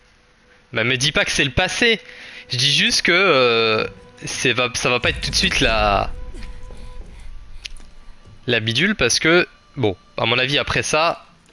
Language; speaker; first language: French; native; French